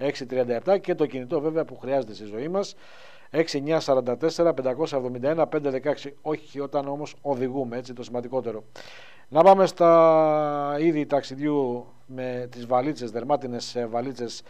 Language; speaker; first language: Greek; native; Greek